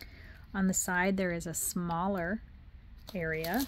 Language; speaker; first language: English; native; English